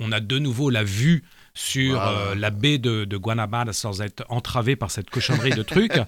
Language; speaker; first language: French; native; French